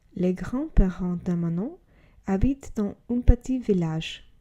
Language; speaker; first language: French; non-native, learner; English